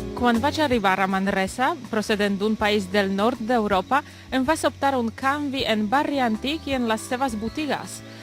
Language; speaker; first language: Catalan; non-native, fluent; Polish